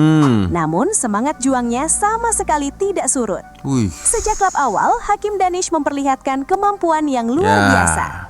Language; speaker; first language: Indonesian; native; Indonesian